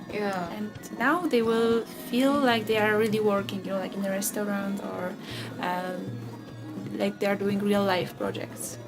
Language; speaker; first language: English; non-native, fluent; Polish